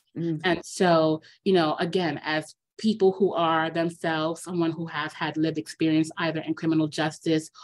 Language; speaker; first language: English; native; English